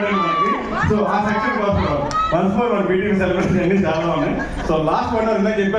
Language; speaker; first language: Telugu; native; Telugu